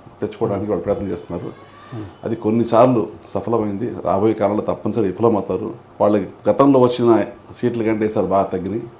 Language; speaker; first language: Telugu; native; Telugu